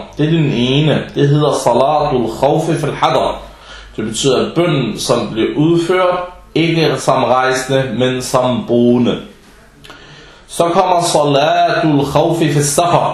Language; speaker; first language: Danish; non-native, fluent; Arabic